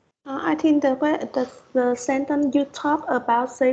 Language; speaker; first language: English; non-native, learner; Vietnamese